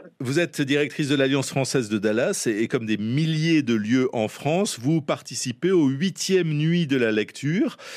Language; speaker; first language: French; native; French